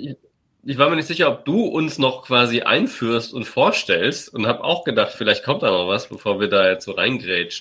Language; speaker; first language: German; native; German